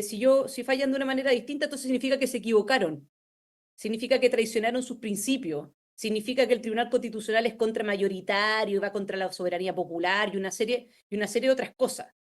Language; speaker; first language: Spanish; native; Spanish